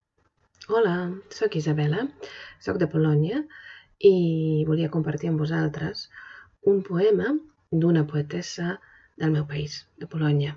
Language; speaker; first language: Catalan; non-native, fluent; Polish